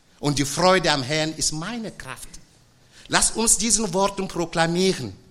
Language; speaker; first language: German; non-native, fluent; French